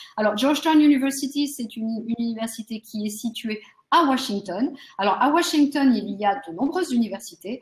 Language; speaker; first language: French; native; French